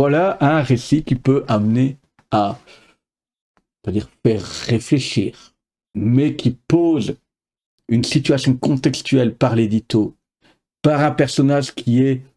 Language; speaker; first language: French; native; French